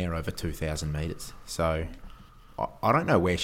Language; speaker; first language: English; native; English